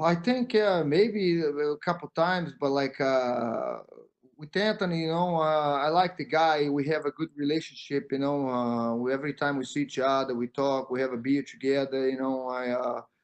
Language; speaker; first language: English; non-native, fluent; Portuguese